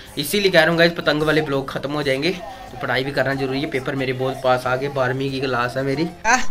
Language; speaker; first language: Hindi; non-native, local second language; Punjabi